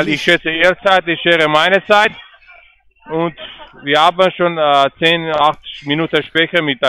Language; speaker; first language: German; non-native, learner; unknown